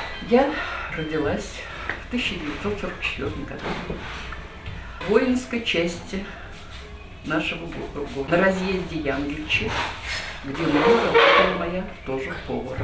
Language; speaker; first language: Russian; native; Russian